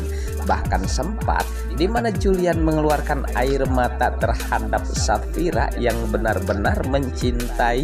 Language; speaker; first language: Indonesian; native; Indonesian